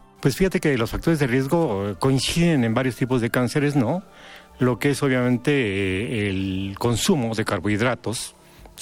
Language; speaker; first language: Spanish; native; Spanish